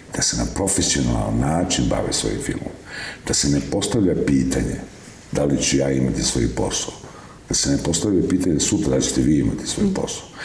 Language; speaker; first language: Serbian; native; Serbian